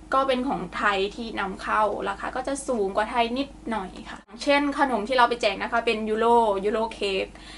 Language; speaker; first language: Thai; native; Thai